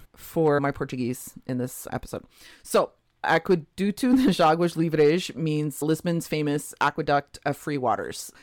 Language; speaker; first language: English; native; English